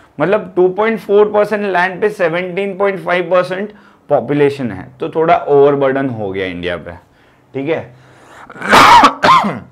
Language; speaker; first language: Hindi; non-native, local second language; Gujarati